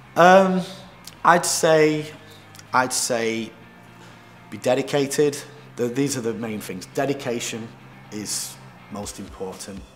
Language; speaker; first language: English; native; English